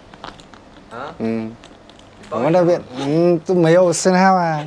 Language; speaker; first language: Chinese; non-native, learner; Vietnamese